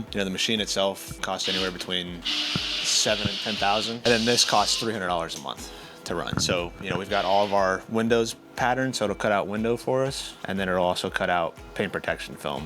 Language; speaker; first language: English; native; English